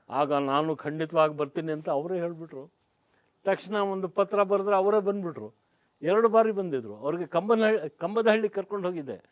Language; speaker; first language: Kannada; non-native, local second language; Urdu